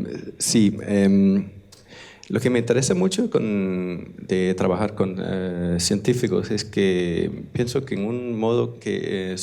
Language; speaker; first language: Spanish; non-native, learner; Danish